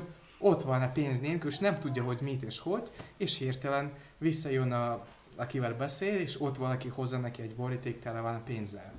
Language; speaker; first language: Hungarian; non-native, learner; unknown